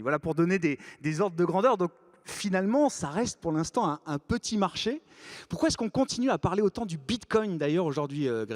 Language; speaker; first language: French; native; French